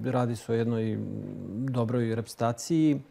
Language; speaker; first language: Serbian; native; Serbian